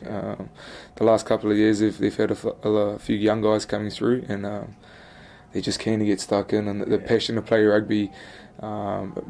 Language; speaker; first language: English; native; English